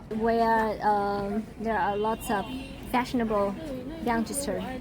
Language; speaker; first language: English; non-native, learner; Chinese